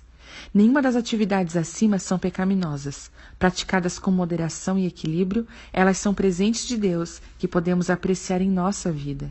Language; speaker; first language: Portuguese; native; Portuguese